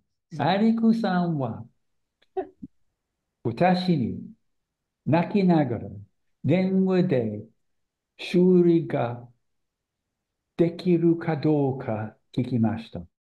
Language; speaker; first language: Japanese; non-native, learner; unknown